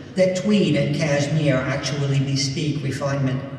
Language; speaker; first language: English; native; English